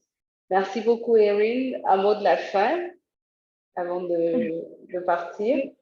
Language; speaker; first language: French; native; French